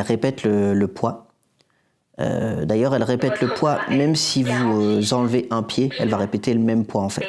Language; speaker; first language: French; native; French